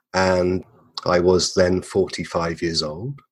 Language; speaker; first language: English; native; English